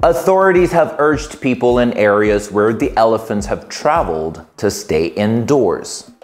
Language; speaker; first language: English; non-native, fluent; Chinese